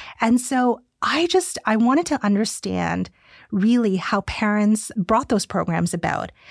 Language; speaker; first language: English; early bilingual, other home language; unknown